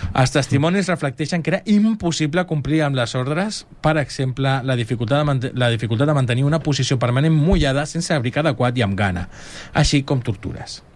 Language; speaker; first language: Catalan; native; Catalan